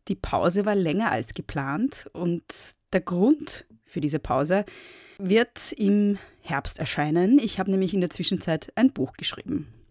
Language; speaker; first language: German; native; German